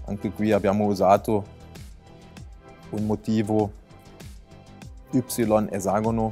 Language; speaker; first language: Italian; non-native, fluent; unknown